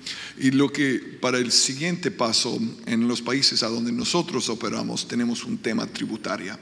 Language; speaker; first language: Spanish; non-native, fluent; English